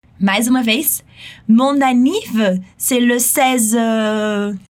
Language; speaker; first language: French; non-native, fluent; Portuguese